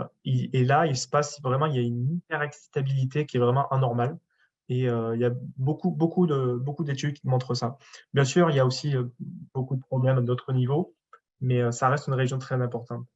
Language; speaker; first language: French; native; French